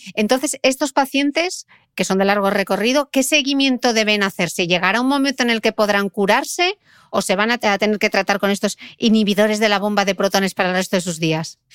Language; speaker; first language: Spanish; native; Spanish